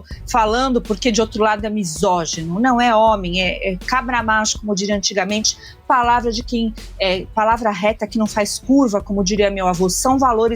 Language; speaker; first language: Portuguese; native; Portuguese